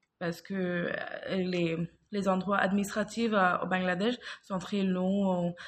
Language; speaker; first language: French; non-native, fluent; Bangla